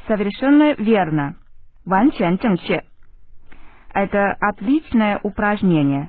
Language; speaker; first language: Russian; non-native, fluent; Chinese